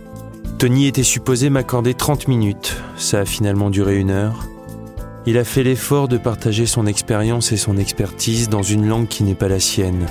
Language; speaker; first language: French; native; French